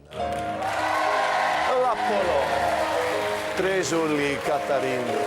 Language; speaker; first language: French; native; French